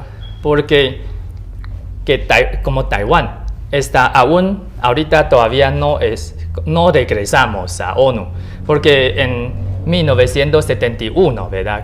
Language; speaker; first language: Spanish; non-native, learner; Chinese